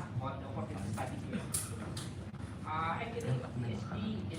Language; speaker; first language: English; non-native, fluent; Indonesian